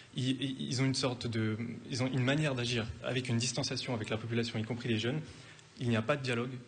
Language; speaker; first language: French; native; French